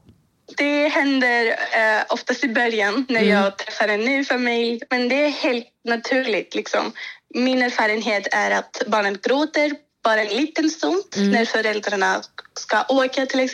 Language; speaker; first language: Swedish; non-native, fluent; Greek